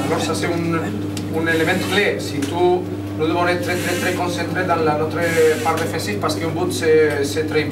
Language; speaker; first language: French; non-native, learner; Spanish